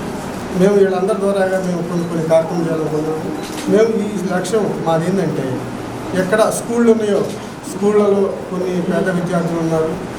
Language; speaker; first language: Telugu; native; Telugu